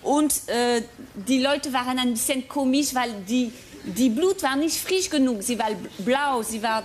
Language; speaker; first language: German; non-native, fluent; French